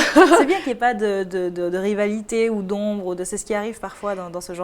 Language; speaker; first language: French; native; French